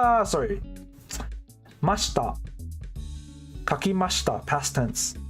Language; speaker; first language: Japanese; non-native, learner; English